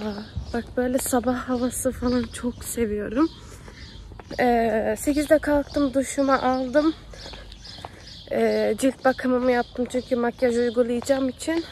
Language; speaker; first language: Turkish; early bilingual, heritage; Turkish